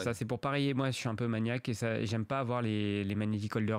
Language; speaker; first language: French; native; French